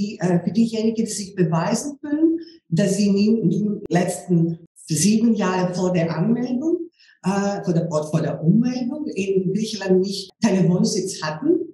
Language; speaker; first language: German; non-native, fluent; Greek